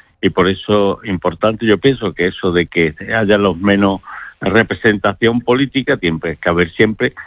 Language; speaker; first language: Spanish; native; Spanish